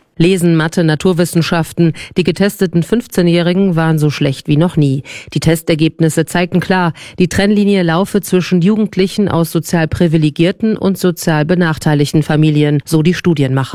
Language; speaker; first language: German; native; German